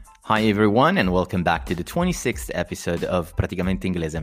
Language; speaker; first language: English; non-native, fluent; Italian